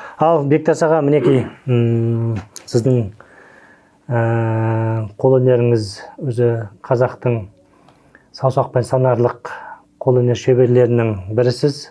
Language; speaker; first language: Kazakh; native; Kazakh